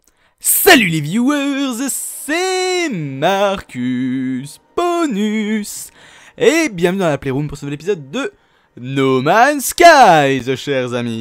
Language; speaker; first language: French; native; French